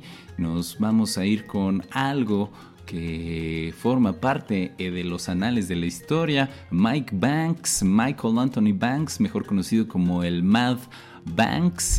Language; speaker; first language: Spanish; native; Spanish